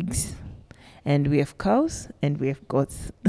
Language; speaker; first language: English; non-native, local second language; Shona